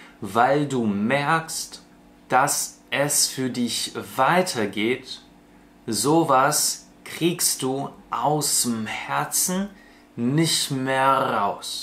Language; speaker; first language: German; non-native, fluent; Russian